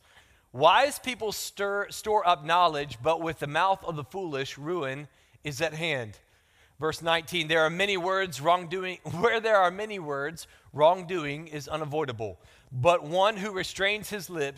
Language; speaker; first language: English; native; English